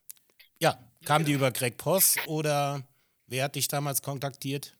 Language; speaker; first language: German; native; German